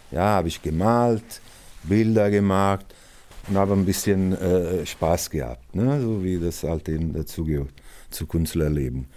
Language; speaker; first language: German; non-native, fluent; Italian